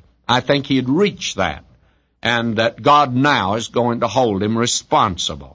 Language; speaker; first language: English; native; English